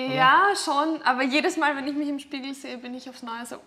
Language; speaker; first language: German; native; German